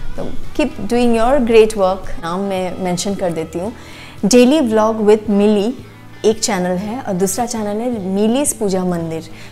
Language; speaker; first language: Hindi; non-native, local second language; Bangla